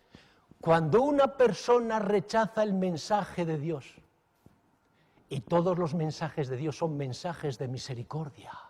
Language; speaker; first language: Spanish; native; Spanish